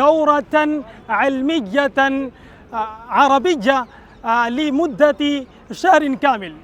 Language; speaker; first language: Arabic; non-native, fluent; Urdu